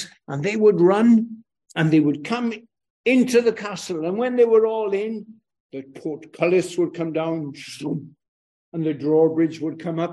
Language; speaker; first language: English; native; English